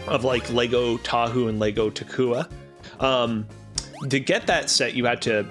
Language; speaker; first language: English; native; English